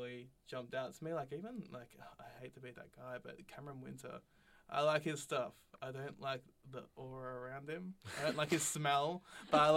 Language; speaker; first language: English; native; English